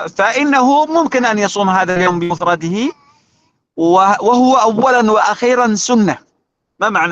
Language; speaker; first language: Arabic; native; Arabic